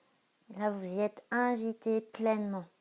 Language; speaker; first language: French; native; French